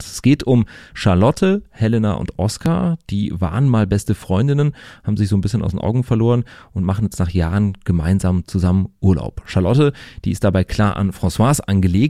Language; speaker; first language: German; native; German